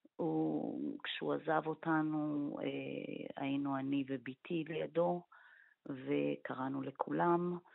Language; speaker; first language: Hebrew; native; Hebrew